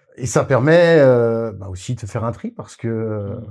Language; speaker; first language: French; native; French